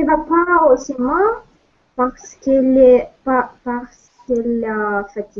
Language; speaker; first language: French; non-native, learner; Russian